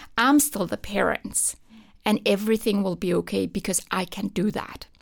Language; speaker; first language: English; non-native, fluent; Persian